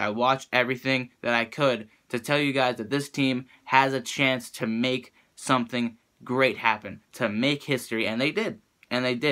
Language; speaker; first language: English; native; English